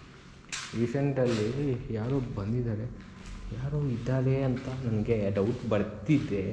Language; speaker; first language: Kannada; non-native, local second language; Telugu